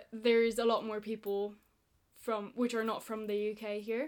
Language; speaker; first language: English; non-native, fluent; Italian